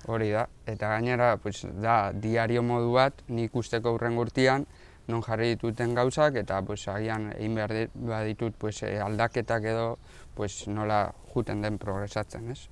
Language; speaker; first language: Basque; non-native, local second language; Spanish